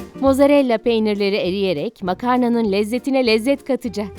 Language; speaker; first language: Turkish; native; Turkish